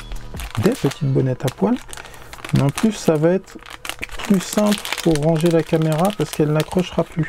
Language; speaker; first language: French; native; French